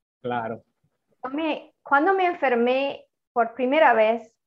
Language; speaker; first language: Spanish; non-native, fluent; Italian